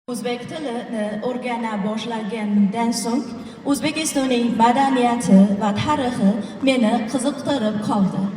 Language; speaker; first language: Uzbek; non-native, fluent; Chinese